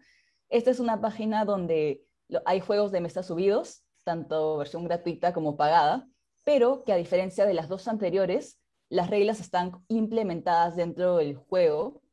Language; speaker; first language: Spanish; native; Spanish